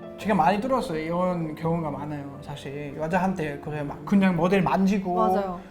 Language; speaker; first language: Korean; non-native, learner; German